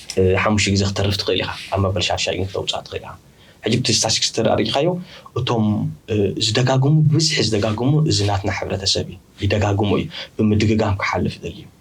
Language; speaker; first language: Tigrinya; early bilingual, heritage; Tigrinya